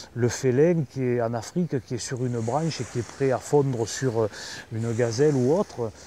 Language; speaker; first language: French; native; French